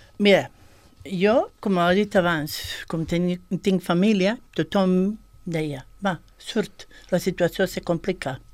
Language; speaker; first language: Catalan; non-native, fluent; Bosnian